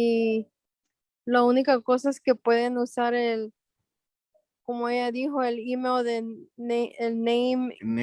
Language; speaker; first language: Spanish; early bilingual, heritage; Spanish